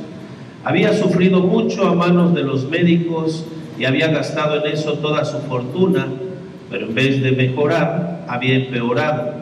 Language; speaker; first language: Spanish; native; Spanish